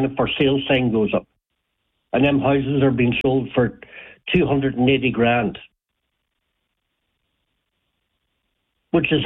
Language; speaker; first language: English; native; English